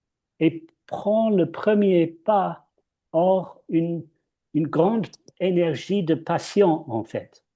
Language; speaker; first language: French; non-native, fluent; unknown